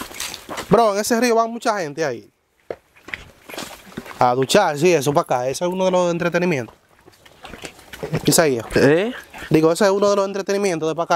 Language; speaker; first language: Spanish; native; Spanish